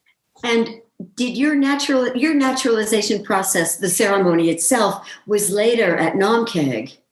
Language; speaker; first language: English; native; English